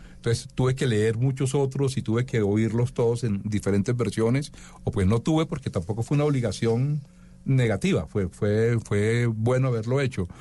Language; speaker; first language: Spanish; native; Spanish